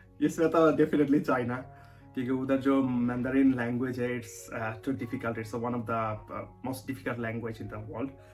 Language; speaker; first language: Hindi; non-native, fluent; Bangla